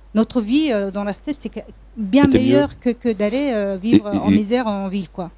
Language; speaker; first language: French; non-native, fluent; Mongolian